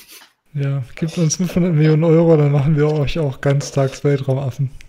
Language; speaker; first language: German; native; German